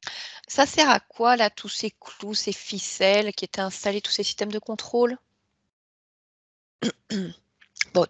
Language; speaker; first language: French; native; French